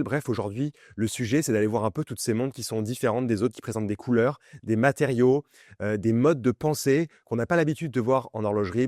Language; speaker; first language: French; native; French